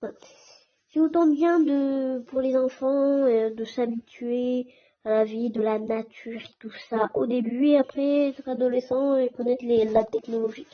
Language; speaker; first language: French; native; French